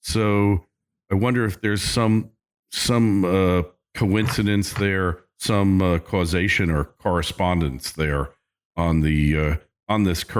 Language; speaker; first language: English; native; English